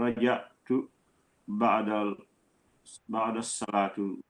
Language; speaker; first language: Arabic; non-native, learner; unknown